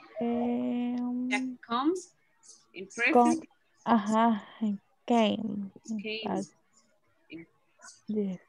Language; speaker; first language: English; non-native, learner; Spanish